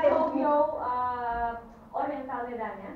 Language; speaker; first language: Polish; non-native, learner; Russian